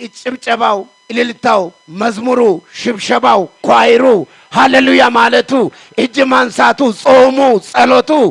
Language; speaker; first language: Amharic; non-native, local second language; Wolaytta